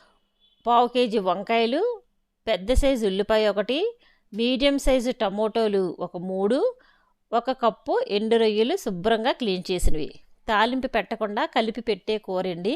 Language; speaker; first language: Telugu; native; Telugu